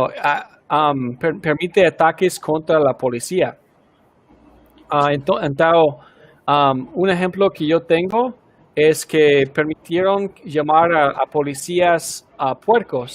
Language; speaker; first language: Spanish; early bilingual, heritage; Spanish